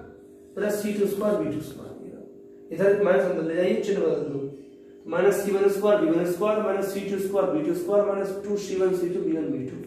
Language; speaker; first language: Hindi; native; Hindi